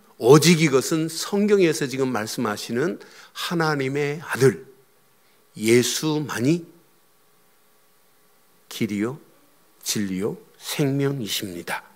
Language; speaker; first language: Korean; native; Korean